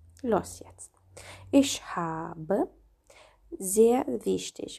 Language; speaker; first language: German; non-native, fluent; Romanian